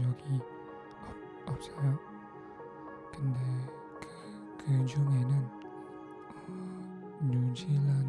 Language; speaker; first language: Korean; non-native, learner; Filipino